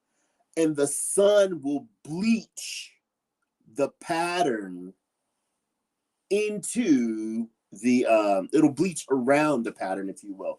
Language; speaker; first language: English; native; English